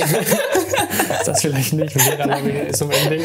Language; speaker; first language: German; native; German